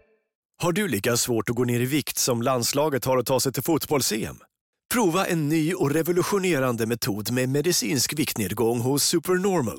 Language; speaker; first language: Swedish; native; Swedish